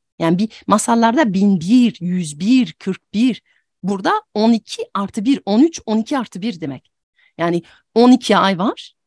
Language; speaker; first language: Turkish; non-native, fluent; French